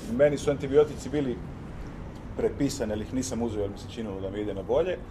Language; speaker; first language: Croatian; native; Croatian